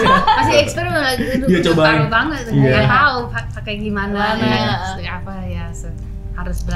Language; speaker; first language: Indonesian; non-native, learner; English